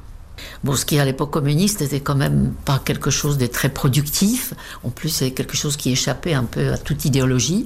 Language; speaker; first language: French; non-native, fluent; Czech